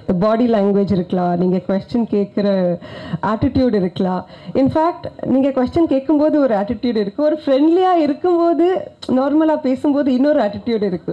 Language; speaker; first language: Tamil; non-native, learner; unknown